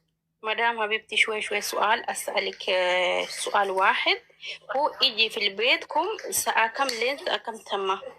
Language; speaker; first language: Arabic; non-native, learner; Oromo